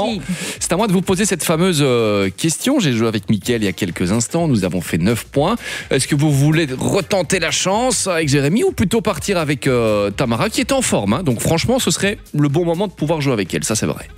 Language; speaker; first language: French; native; French